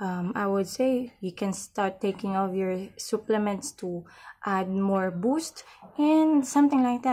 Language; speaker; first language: English; non-native, local second language; Filipino